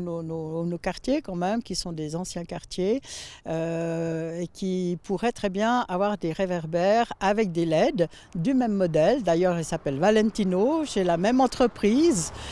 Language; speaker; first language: French; native; French